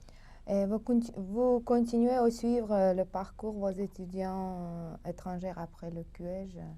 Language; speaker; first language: French; non-native, learner; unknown